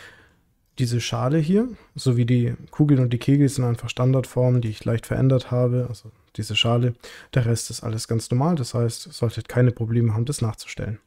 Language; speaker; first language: German; native; German